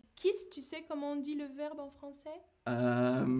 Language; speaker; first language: French; native; French